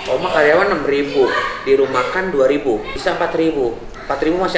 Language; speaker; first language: Indonesian; native; Indonesian